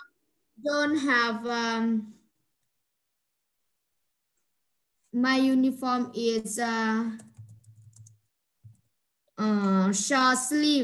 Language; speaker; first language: English; non-native, learner; Vietnamese